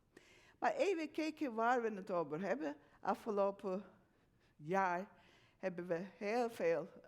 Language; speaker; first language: Dutch; non-native, fluent; Turkish